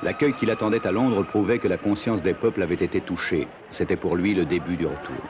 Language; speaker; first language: French; native; French